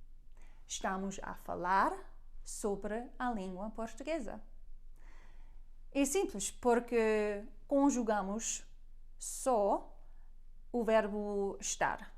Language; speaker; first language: Portuguese; non-native, learner; German